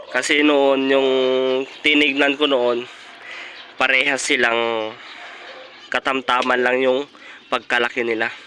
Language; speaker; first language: Filipino; non-native, local second language; Iloko